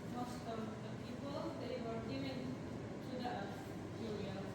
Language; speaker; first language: English; non-native, learner; Azerbaijani